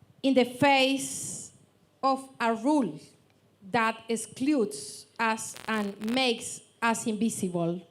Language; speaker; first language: English; non-native, learner; Spanish